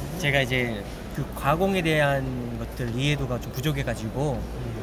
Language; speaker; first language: Korean; native; Korean